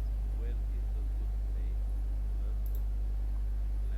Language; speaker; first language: English; non-native, learner; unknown